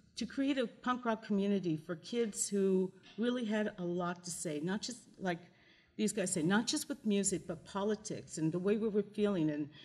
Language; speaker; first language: English; native; English